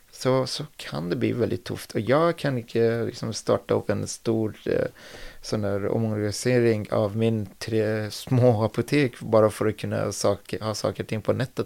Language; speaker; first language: Swedish; non-native, fluent; Persian